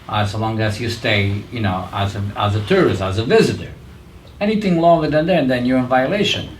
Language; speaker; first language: English; non-native, fluent; Italian